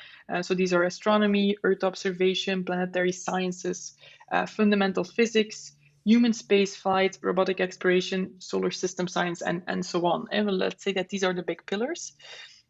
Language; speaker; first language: English; non-native, fluent; Dutch